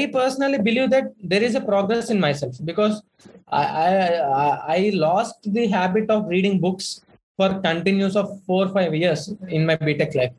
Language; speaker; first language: English; non-native, local second language; Telugu